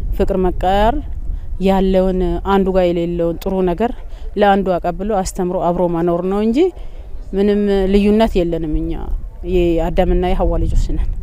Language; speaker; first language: Amharic; non-native, local second language; Oromo